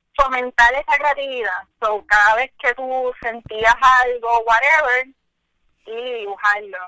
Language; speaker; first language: Spanish; native; Spanish